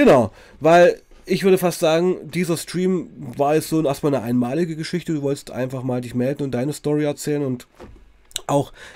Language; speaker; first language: German; native; German